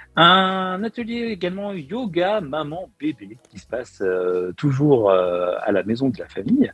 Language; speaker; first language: French; native; French